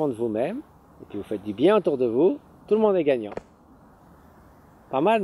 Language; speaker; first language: French; native; French